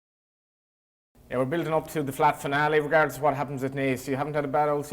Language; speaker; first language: English; native; English